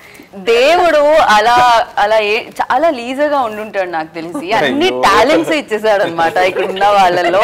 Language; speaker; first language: Telugu; native; Telugu